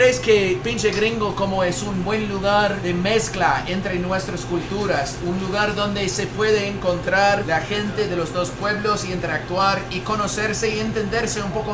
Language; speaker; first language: Spanish; non-native, fluent; English